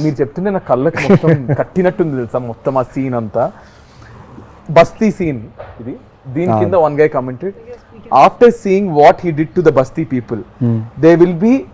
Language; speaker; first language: Telugu; native; Telugu